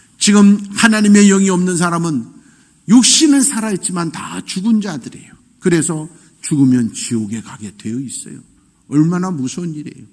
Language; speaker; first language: Korean; native; Korean